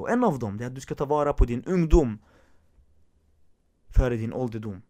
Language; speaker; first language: Swedish; early bilingual, other home language; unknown